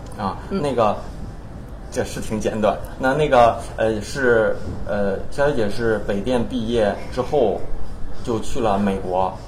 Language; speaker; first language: Chinese; native; Chinese